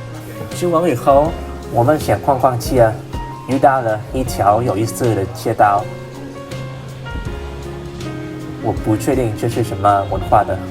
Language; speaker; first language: Chinese; non-native, learner; Vietnamese